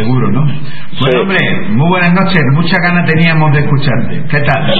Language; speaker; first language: Spanish; native; Spanish